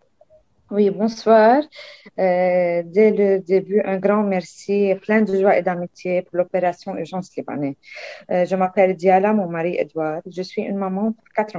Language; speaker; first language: French; non-native, local second language; Arabic